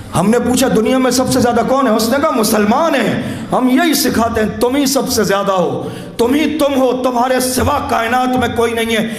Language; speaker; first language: Urdu; native; Urdu